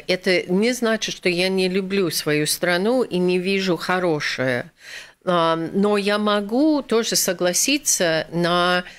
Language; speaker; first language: Russian; non-native, fluent; English